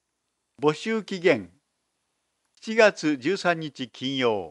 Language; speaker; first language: Japanese; native; Japanese